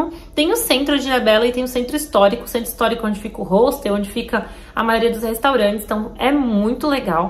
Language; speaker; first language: Portuguese; native; Portuguese